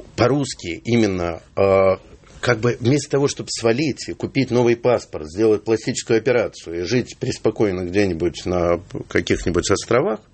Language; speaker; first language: Russian; native; Russian